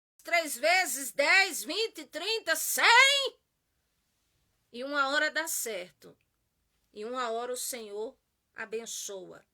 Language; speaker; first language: Portuguese; native; Portuguese